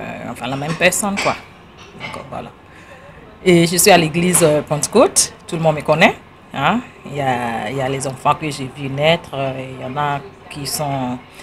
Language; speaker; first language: French; non-native, fluent; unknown